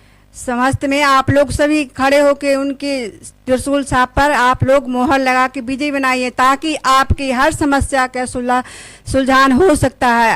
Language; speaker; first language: Hindi; native; Hindi